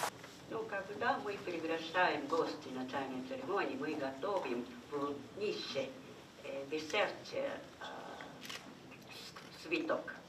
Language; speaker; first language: Russian; non-native, fluent; Japanese